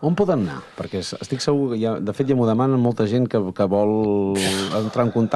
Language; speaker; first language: Catalan; native; Catalan